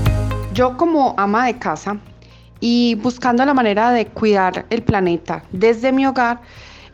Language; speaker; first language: Spanish; native; Spanish